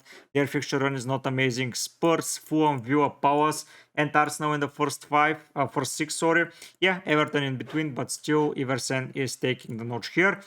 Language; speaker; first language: English; non-native, fluent; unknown